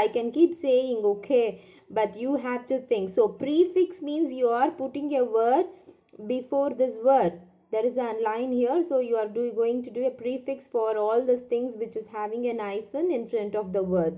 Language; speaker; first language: English; non-native, local second language; Tamil